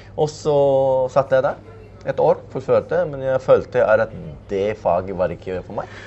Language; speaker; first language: Norwegian; non-native, fluent; Filipino